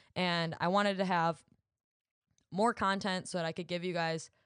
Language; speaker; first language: English; native; English